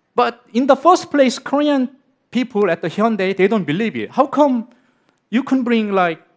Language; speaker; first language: English; non-native, learner; Korean